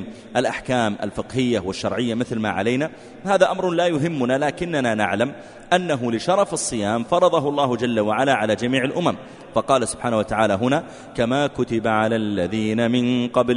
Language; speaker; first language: Arabic; native; Arabic